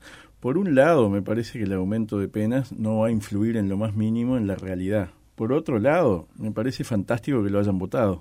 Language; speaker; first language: Spanish; native; Spanish